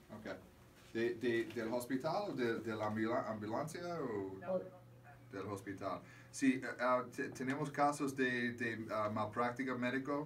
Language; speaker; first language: Spanish; non-native, learner; English